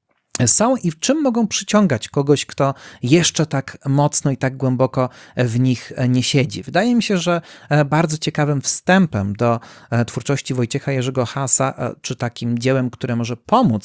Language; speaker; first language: Polish; native; Polish